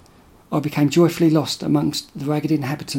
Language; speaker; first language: English; native; English